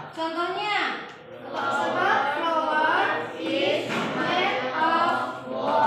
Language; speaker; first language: English; non-native, learner; Indonesian